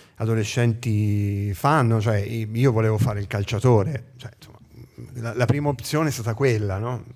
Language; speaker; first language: Italian; native; Italian